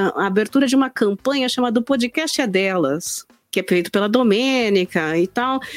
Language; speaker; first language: Portuguese; native; Portuguese